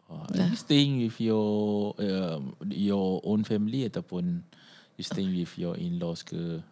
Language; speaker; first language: English; non-native, local second language; Malay